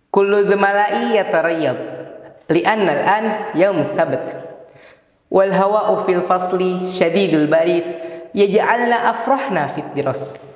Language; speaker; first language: Arabic; non-native, learner; Indonesian